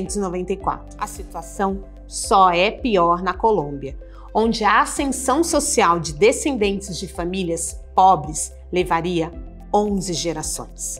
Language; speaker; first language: Portuguese; native; Portuguese